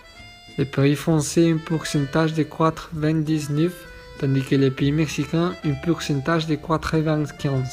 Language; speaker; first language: French; non-native, learner; Spanish